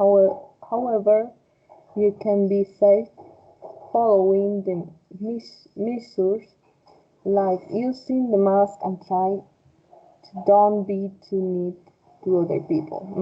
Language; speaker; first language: English; non-native, fluent; Spanish